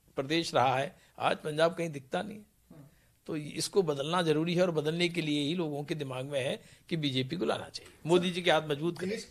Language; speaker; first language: Hindi; non-native, local second language; Punjabi